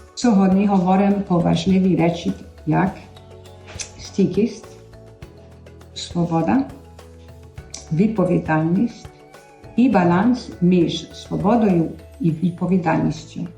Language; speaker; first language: Ukrainian; early bilingual, heritage; Ukrainian